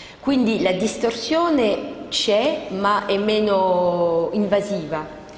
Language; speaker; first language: Italian; non-native, fluent; French